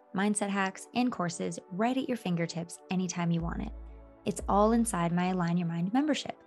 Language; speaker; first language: English; native; English